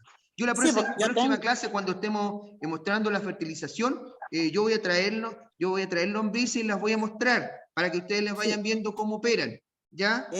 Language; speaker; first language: Spanish; native; Spanish